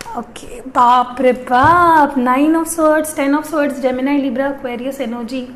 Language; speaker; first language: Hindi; non-native, local second language; Marathi